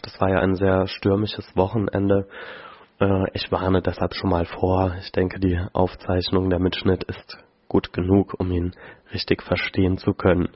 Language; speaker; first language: German; native; German